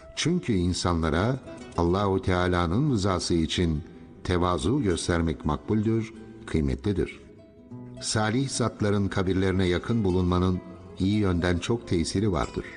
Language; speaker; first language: Turkish; native; Turkish